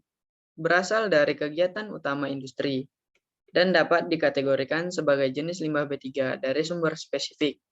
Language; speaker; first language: Indonesian; native; Indonesian